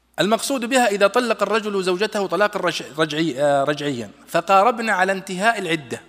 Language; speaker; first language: Arabic; native; Arabic